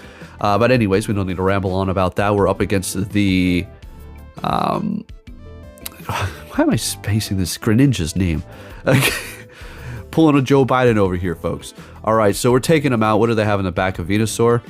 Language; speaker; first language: English; native; English